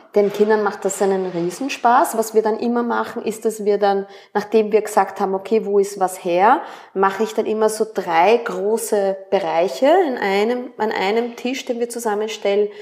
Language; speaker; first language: German; early bilingual, other home language; Spanish